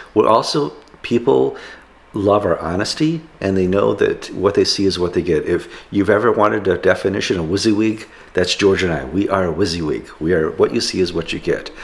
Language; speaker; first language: English; native; English